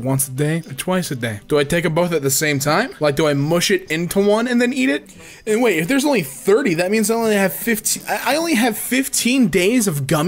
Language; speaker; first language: English; native; English